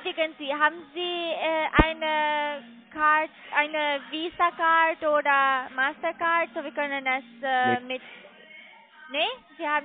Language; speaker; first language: German; non-native, learner; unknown